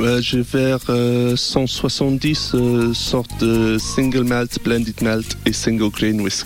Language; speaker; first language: French; non-native, learner; English